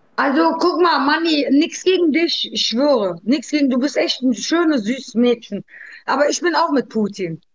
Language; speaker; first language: German; native; German